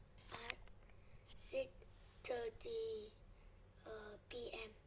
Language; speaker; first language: English; non-native, learner; Vietnamese